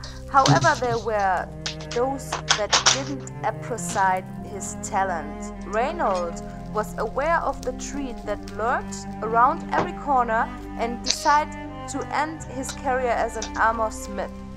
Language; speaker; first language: English; non-native, learner; German